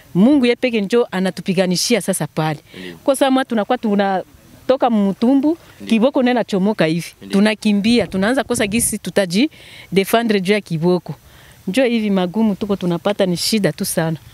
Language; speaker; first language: Swahili; native; Swahili